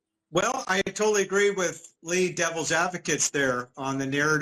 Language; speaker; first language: English; native; English